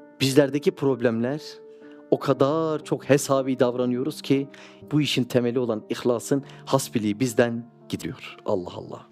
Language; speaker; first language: Turkish; native; Turkish